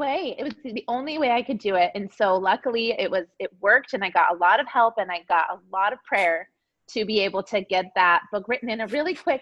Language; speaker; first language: English; native; English